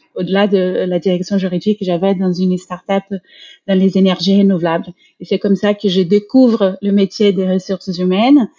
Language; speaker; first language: French; non-native, fluent; Portuguese